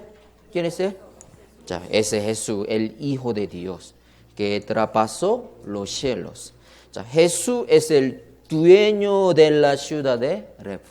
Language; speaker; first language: Spanish; non-native, learner; Korean